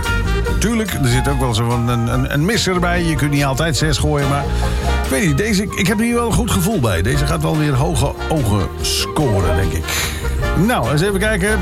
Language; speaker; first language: Dutch; native; Dutch